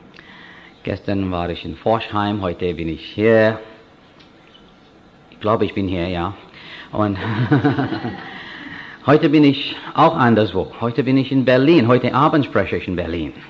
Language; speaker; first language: German; non-native, fluent; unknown